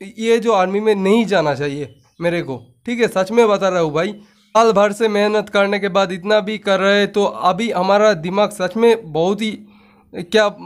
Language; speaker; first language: Hindi; non-native, local second language; Bangla